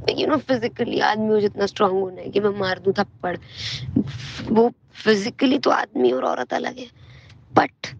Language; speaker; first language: Hindi; native; Hindi